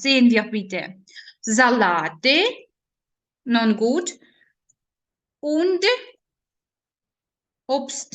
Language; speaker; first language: German; non-native, learner; Ukrainian